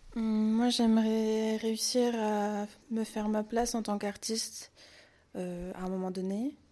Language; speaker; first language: French; native; French